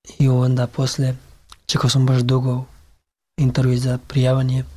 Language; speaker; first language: Serbian; non-native, learner; Pashto